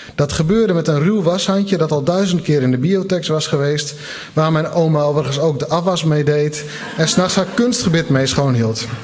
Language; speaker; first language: Dutch; non-native, local second language; Western Frisian